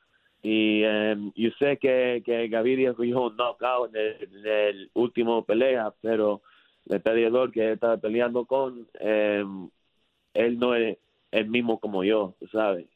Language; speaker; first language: Spanish; early bilingual, heritage; English